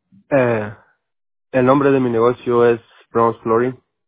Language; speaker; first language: Spanish; native; Spanish